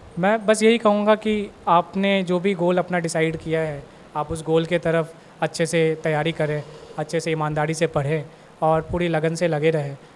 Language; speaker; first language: Hindi; native; Hindi